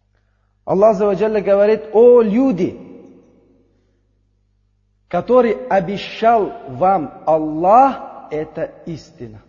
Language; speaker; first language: Russian; non-native, learner; Uzbek